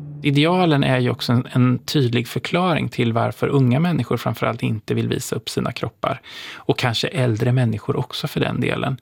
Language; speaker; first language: Swedish; native; Swedish